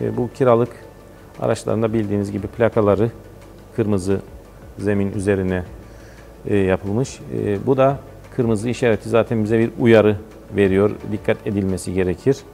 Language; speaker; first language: Turkish; native; Turkish